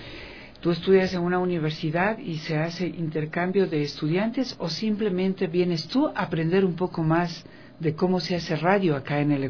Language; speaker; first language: Spanish; native; Spanish